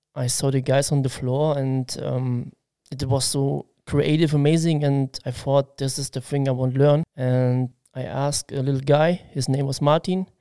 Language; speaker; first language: English; non-native, learner; German